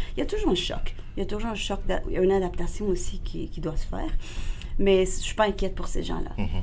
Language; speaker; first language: French; non-native, fluent; Spanish